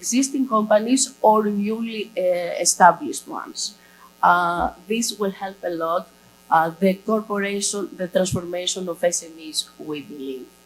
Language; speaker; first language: English; non-native, fluent; Greek